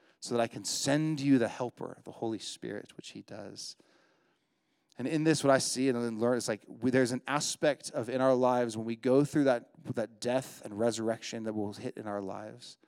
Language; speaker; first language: English; native; English